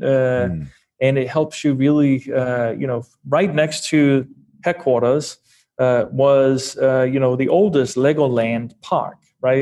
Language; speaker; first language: English; non-native, fluent; Danish